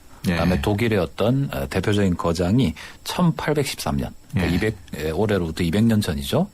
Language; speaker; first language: Korean; native; Korean